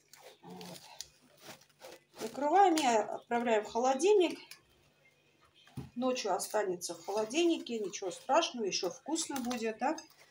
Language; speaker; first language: Russian; non-native, learner; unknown